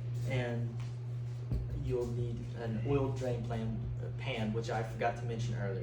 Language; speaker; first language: English; native; English